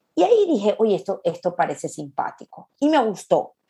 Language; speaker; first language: Spanish; native; Spanish